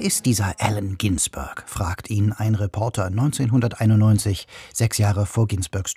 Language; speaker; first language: German; native; German